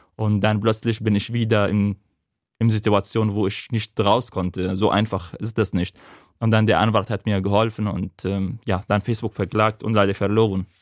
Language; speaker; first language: German; non-native, fluent; Arabic